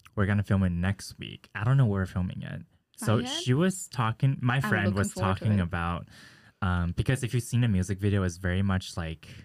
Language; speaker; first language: English; early bilingual, other home language; Chinese